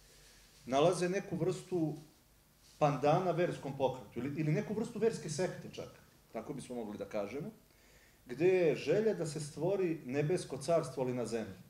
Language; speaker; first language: Serbian; native; Serbian